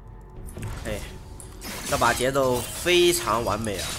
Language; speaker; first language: Chinese; native; Chinese